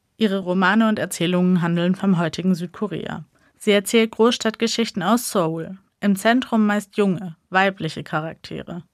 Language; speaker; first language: German; native; German